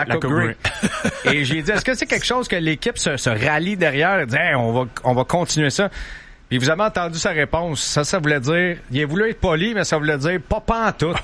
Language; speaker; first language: French; native; French